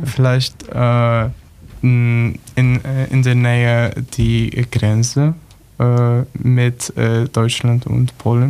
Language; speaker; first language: German; non-native, learner; Polish